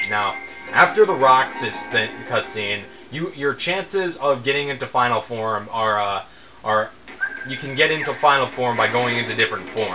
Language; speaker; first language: English; native; English